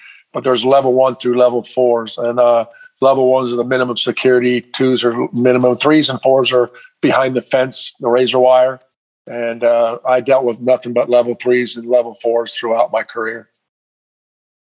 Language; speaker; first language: English; native; English